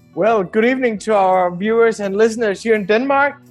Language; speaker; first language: English; non-native, fluent; Danish